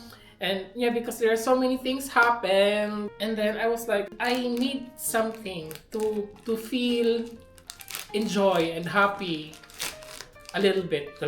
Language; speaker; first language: English; non-native, local second language; Filipino